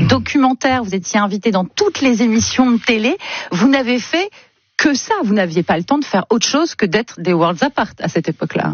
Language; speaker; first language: French; native; French